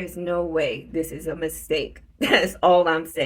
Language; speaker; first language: English; native; English